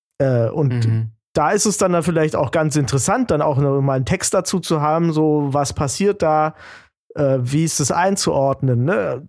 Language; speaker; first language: German; native; German